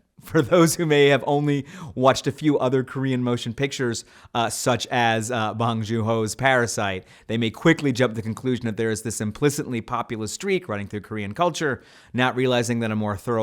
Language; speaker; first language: English; native; English